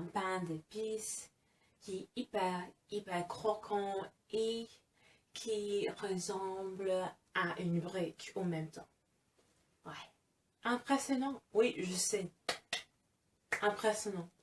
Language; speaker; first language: French; non-native, fluent; English